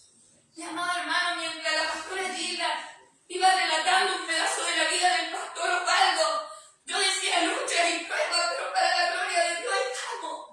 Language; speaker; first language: Spanish; native; Spanish